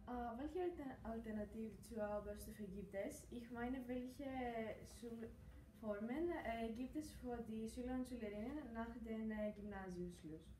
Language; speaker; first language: German; non-native, learner; Greek